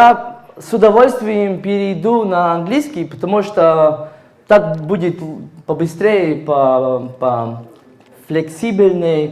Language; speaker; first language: Russian; non-native, fluent; Latvian